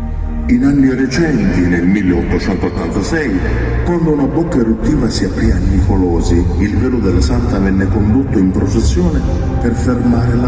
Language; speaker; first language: Italian; native; Italian